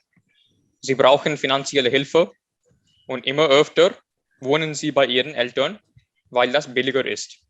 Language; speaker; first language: German; non-native, learner; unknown